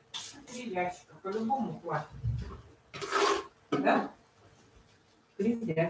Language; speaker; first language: Russian; native; Russian